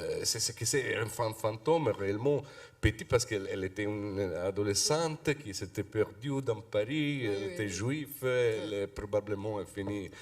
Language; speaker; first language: French; non-native, fluent; Italian